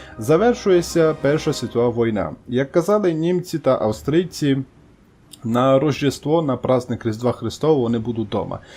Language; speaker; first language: Ukrainian; native; Ukrainian